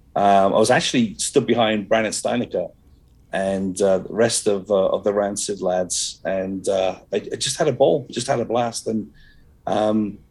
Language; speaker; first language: English; native; English